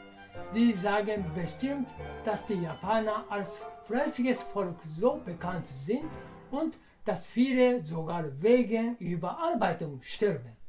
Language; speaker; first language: German; non-native, fluent; Japanese